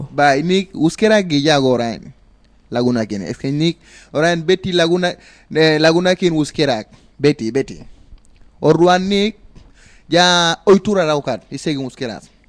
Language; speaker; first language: Basque; non-native, learner; Wolof